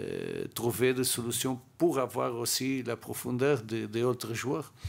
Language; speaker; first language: French; non-native, learner; Portuguese